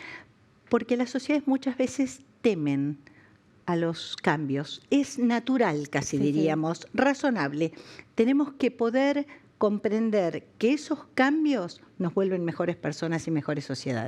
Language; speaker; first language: Spanish; native; Spanish